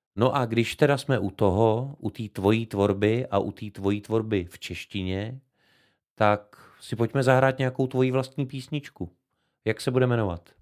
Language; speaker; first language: Czech; native; Czech